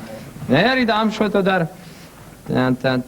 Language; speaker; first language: Latvian; native; Latvian